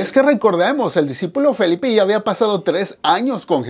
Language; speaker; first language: Spanish; native; Spanish